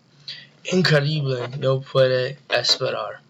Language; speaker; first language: Spanish; non-native, learner; English